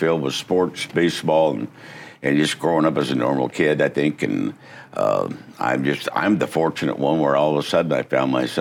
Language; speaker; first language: English; native; English